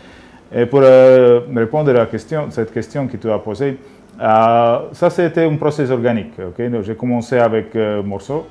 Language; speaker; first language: French; non-native, learner; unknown